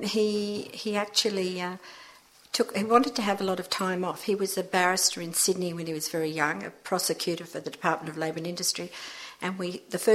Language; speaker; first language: English; native; English